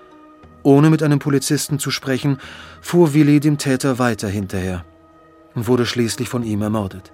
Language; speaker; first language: German; native; German